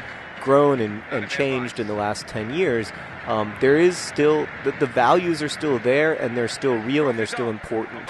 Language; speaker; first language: English; native; English